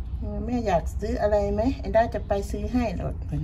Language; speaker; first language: Thai; non-native, local second language; Lao